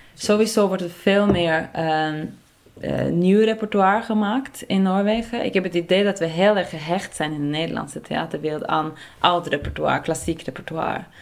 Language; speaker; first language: Dutch; non-native, fluent; Norwegian